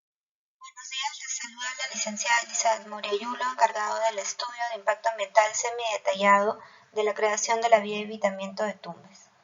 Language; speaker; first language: Spanish; native; Spanish